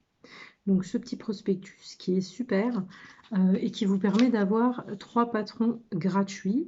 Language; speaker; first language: French; native; French